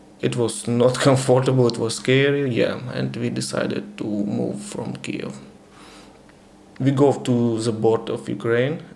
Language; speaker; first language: English; non-native, learner; Ukrainian